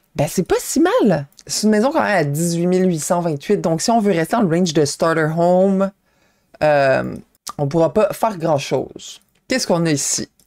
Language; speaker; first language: French; native; French